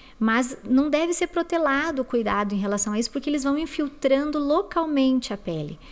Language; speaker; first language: Portuguese; native; Portuguese